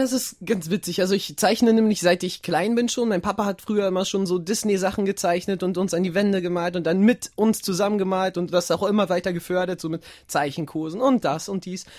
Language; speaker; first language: German; native; German